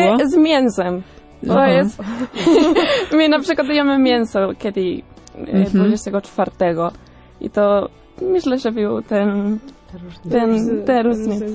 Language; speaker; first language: Polish; early bilingual, heritage; Spanish